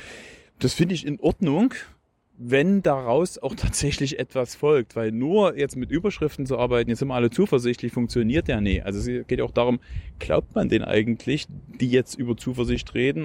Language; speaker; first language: German; native; German